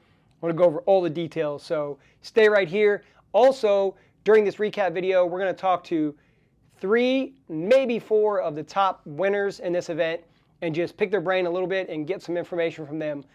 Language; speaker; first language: English; native; English